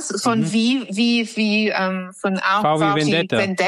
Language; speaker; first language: German; non-native, fluent; English